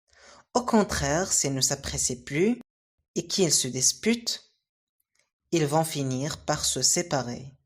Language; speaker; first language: French; non-native, local second language; Arabic